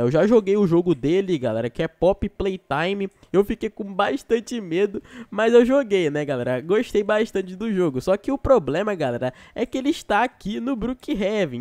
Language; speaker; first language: Portuguese; native; Portuguese